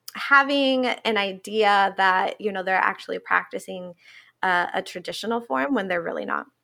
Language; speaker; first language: English; non-native, fluent; Spanish